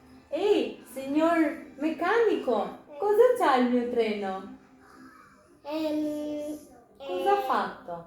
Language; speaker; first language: Italian; early bilingual, heritage; Albanian